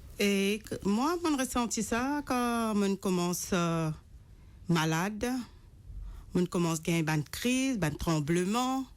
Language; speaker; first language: French; non-native, local second language; Morisyen